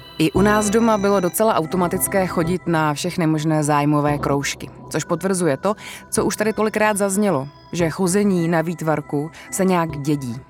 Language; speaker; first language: Czech; native; Czech